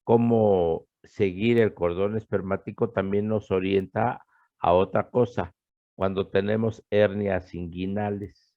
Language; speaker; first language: Spanish; native; Spanish